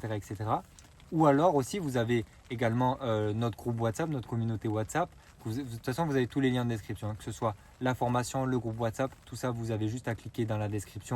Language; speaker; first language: French; native; French